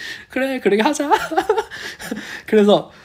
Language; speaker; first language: Korean; non-native, fluent; Chinese